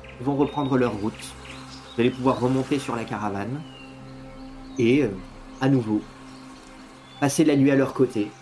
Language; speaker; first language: French; native; French